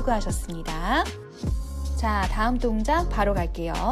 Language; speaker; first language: Korean; native; Korean